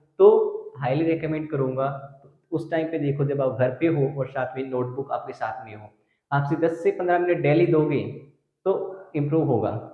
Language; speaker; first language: Hindi; native; Hindi